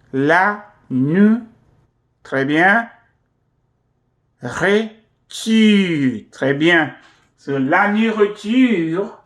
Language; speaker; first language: French; non-native, fluent; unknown